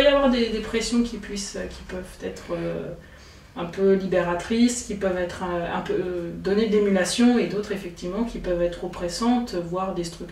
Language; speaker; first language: French; native; French